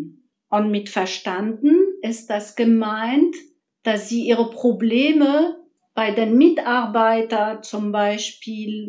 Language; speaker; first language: German; non-native, fluent; Arabic